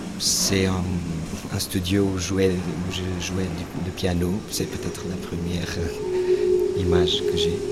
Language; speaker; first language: French; non-native, fluent; Portuguese